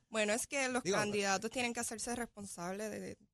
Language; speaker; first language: Spanish; native; Spanish